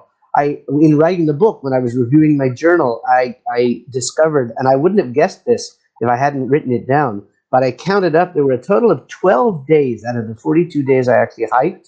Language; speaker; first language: English; native; English